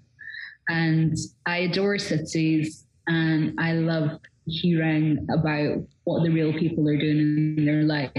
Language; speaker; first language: English; native; English